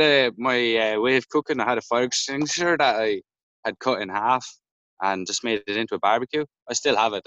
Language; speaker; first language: English; native; English